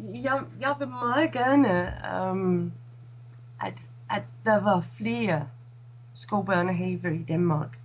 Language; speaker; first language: Danish; non-native, fluent; English